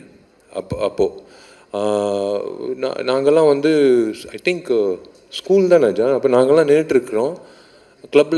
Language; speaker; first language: Tamil; native; Tamil